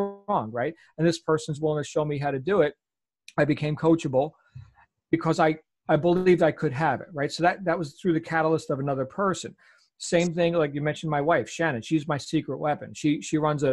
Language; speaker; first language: English; native; English